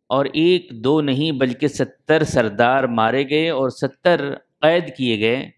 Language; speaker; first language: Urdu; native; Urdu